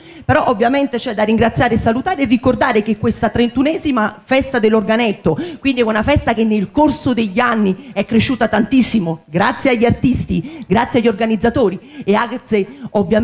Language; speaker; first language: Italian; native; Italian